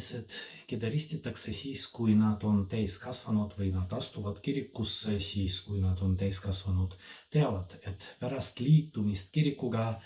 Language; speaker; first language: Estonian; non-native, fluent; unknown